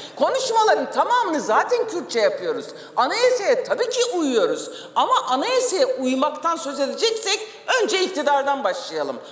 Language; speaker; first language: Turkish; non-native, local second language; Kurdish